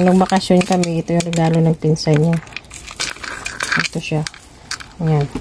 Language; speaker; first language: Filipino; native; Filipino